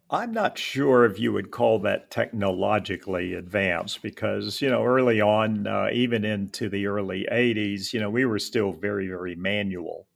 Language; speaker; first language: English; native; English